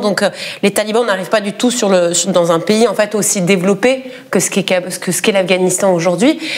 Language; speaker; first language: French; native; French